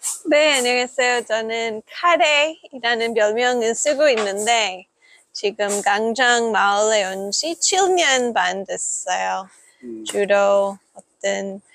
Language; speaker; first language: Korean; non-native, fluent; English